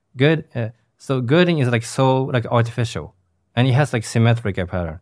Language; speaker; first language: English; non-native, fluent; Japanese